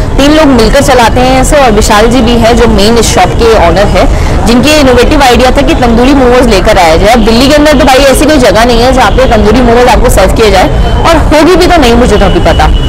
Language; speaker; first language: Hindi; native; Hindi